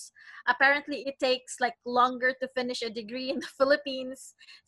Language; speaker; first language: English; non-native, local second language; Cebuano